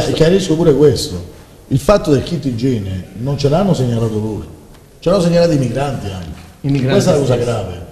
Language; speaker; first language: Italian; native; Italian